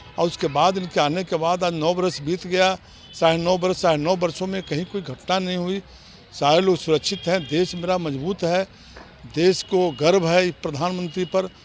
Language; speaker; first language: Hindi; native; Hindi